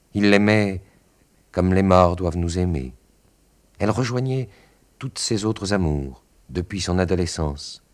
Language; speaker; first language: French; native; French